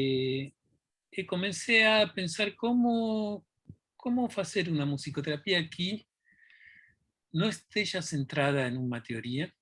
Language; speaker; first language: Portuguese; non-native, fluent; Spanish